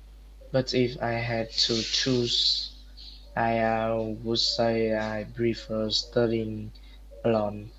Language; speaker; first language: English; non-native, learner; Vietnamese